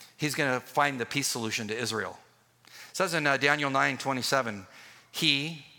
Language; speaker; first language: English; native; English